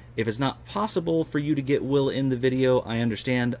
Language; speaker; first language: English; native; English